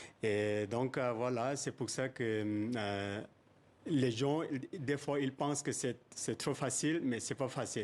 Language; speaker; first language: French; non-native, fluent; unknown